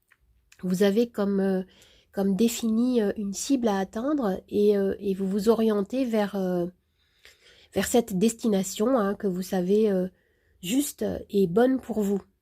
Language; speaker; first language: French; native; French